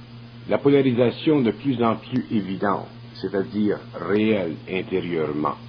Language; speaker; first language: French; native; French